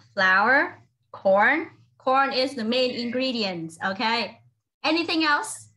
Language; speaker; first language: English; non-native, fluent; Vietnamese